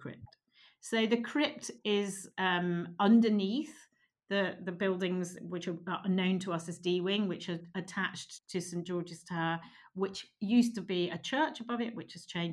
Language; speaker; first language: English; native; English